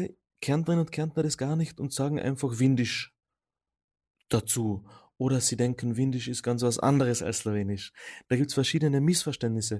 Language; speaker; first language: German; non-native, local second language; Slovenian